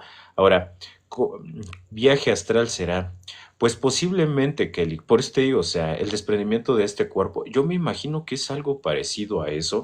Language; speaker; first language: Spanish; native; Spanish